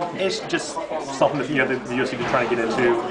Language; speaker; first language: English; native; English